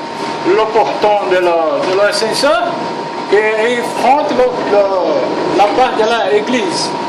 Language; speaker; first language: French; non-native, learner; Portuguese